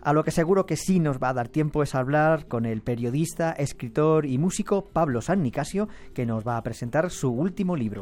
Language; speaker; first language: Spanish; native; Spanish